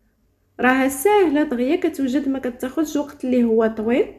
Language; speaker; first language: Arabic; native; Arabic